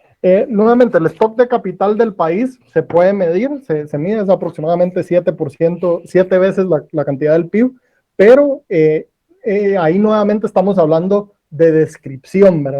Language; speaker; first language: Spanish; native; Spanish